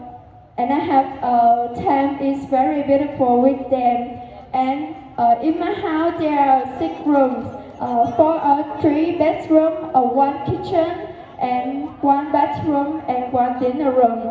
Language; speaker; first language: English; non-native, learner; Vietnamese